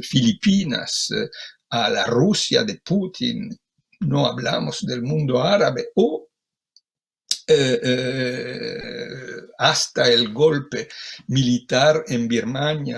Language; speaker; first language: Spanish; non-native, fluent; Italian